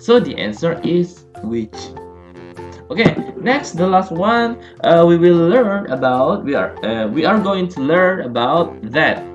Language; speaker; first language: English; non-native, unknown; Indonesian